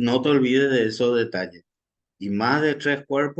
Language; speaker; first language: Spanish; native; Spanish